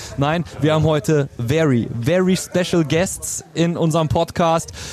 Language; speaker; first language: German; native; German